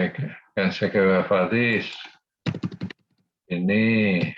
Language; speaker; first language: English; non-native, fluent; Indonesian